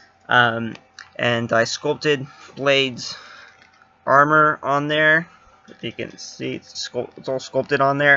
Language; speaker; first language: English; native; English